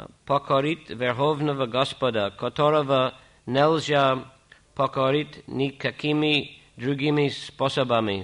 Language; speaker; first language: Russian; non-native, fluent; English